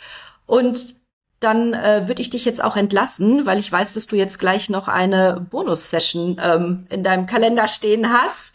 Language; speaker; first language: German; native; German